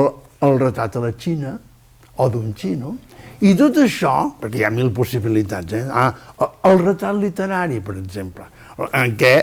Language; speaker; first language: Catalan; native; Catalan